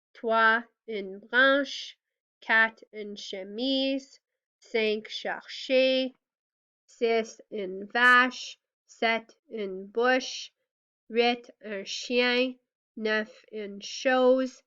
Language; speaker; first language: French; non-native, fluent; English